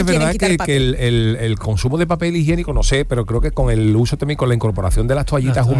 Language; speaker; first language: Spanish; native; Spanish